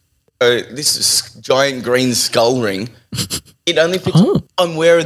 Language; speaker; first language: English; native; English